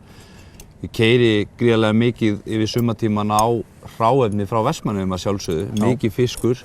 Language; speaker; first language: Icelandic; native; Icelandic